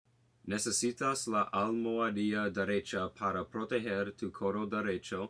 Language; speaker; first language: Spanish; non-native, learner; English